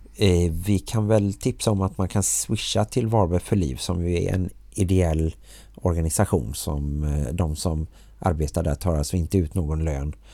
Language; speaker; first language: Swedish; native; Swedish